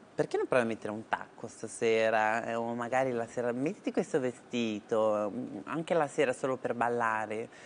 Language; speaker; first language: Italian; native; Italian